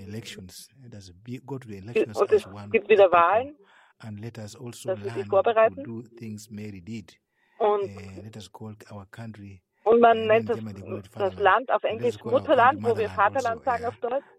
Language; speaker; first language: German; non-native, fluent; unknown